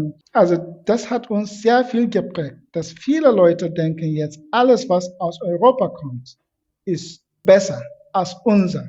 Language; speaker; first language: German; non-native, fluent; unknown